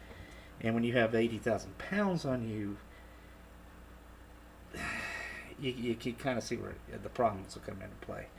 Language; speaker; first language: English; native; English